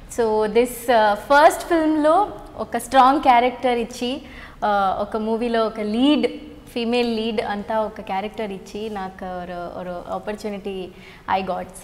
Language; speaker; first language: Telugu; non-native, learner; Tamil